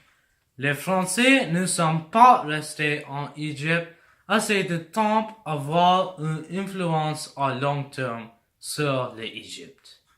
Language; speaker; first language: French; non-native, learner; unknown